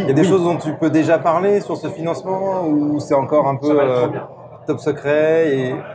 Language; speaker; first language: French; native; French